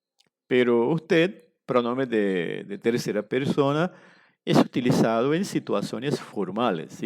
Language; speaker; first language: Spanish; non-native, fluent; Portuguese